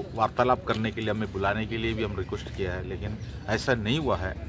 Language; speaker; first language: Hindi; non-native, local second language; Malayalam